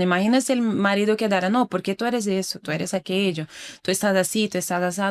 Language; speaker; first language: Spanish; non-native, fluent; Portuguese